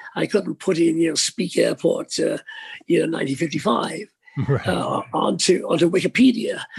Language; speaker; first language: English; native; English